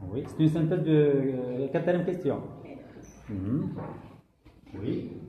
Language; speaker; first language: French; non-native, local second language; Kabyle